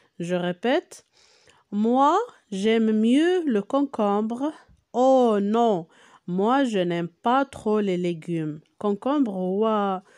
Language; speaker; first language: French; non-native, local second language; Arabic